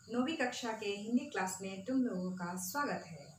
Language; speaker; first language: Hindi; non-native, local second language; Assamese